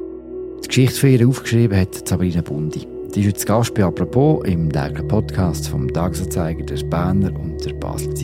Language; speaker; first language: German; native; German